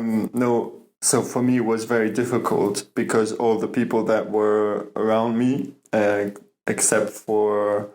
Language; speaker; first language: English; non-native, fluent; German